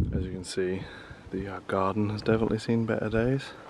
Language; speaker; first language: English; native; English